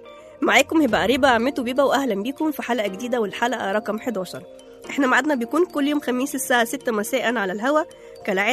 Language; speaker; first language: Arabic; native; Arabic